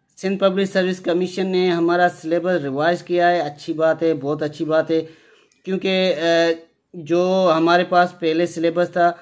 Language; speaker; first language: Urdu; non-native, local second language; Sindhi